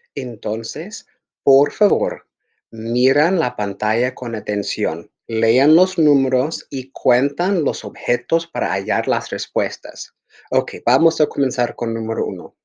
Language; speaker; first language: Spanish; non-native, fluent; English